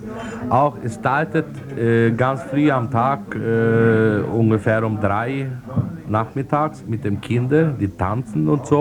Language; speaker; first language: German; non-native, fluent; Swedish